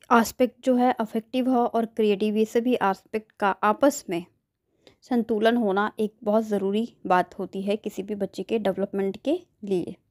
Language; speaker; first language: Hindi; native; Hindi